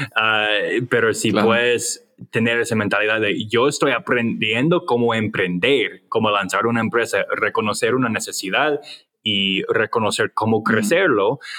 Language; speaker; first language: Spanish; non-native, fluent; English